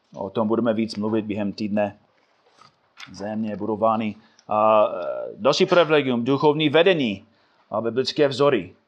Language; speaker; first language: Czech; non-native, fluent; English